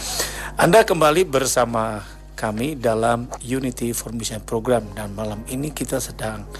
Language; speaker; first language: Indonesian; native; Indonesian